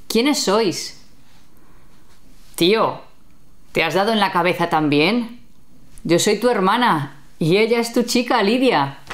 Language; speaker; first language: Spanish; native; Spanish